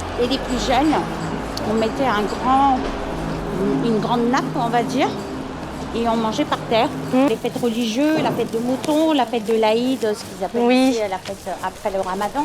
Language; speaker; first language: French; non-native, fluent; Turkish